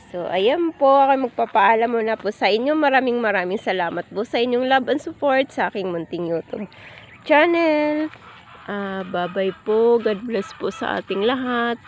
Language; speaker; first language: Filipino; non-native, local second language; Cebuano